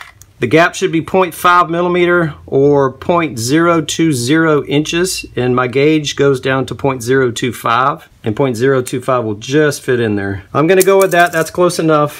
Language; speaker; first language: English; native; English